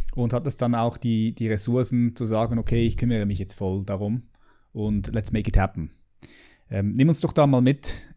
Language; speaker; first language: German; native; German